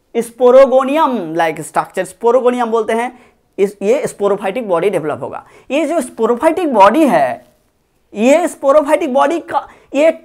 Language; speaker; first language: Hindi; non-native, local second language; Bangla